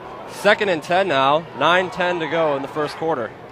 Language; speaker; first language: English; native; English